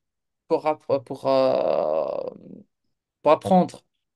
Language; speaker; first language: French; non-native, local second language; Kabyle